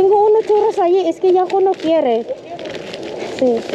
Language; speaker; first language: Spanish; non-native, learner; Filipino